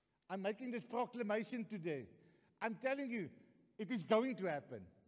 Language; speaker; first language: English; non-native, local second language; Afrikaans